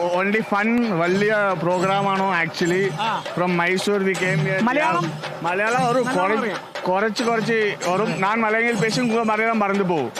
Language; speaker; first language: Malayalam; non-native, learner; Kannada